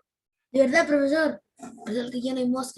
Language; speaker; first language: Spanish; native; Spanish